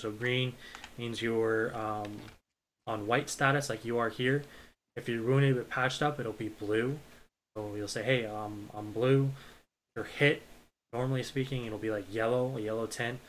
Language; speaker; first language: English; native; English